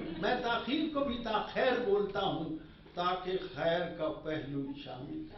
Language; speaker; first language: Urdu; non-native, local second language; Punjabi